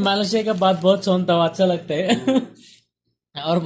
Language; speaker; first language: Hindi; non-native, local second language; Bangla